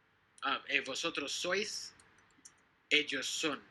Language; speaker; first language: Spanish; non-native, fluent; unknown